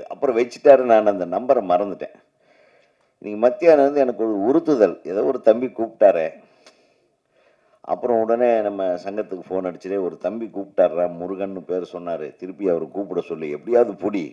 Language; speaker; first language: Tamil; native; Tamil